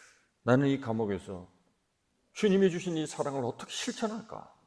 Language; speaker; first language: Korean; native; Korean